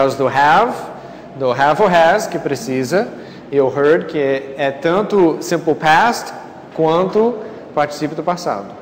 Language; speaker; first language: Portuguese; non-native, fluent; English